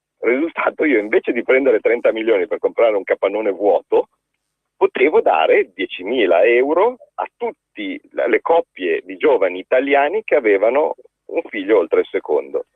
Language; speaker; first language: Italian; native; Italian